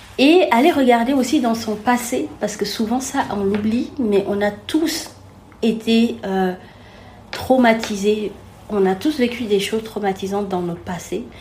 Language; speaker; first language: French; non-native, local second language; Wolof